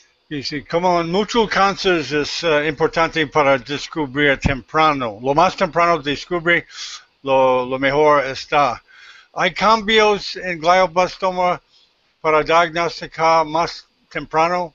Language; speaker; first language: Spanish; non-native, learner; English